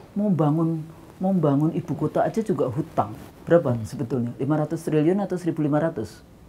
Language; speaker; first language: Indonesian; native; Indonesian